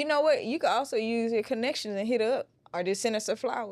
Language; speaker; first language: English; native; English